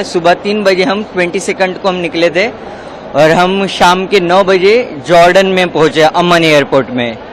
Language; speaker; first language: Hindi; native; Hindi